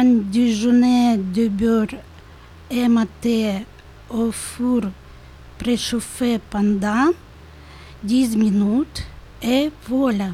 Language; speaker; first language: French; non-native, learner; Ukrainian